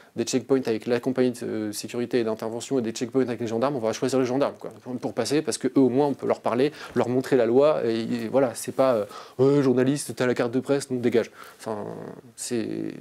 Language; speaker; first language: French; native; French